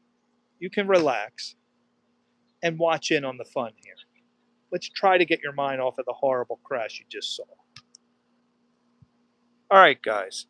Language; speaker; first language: English; native; English